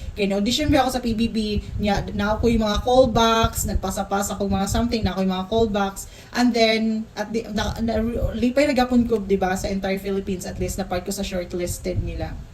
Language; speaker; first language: Cebuano; non-native, local second language; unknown